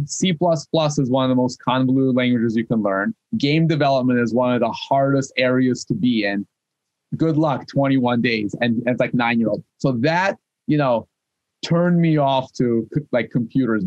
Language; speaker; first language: English; non-native, fluent; Russian